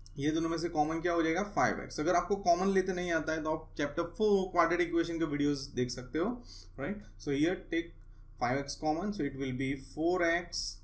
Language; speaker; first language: Hindi; non-native, local second language; Gujarati